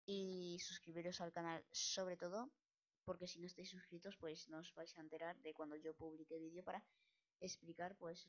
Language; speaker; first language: Spanish; native; Spanish